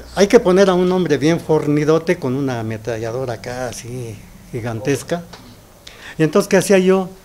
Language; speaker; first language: Spanish; native; Spanish